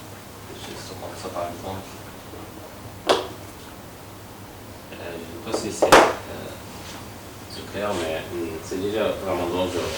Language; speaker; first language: French; non-native, fluent; Japanese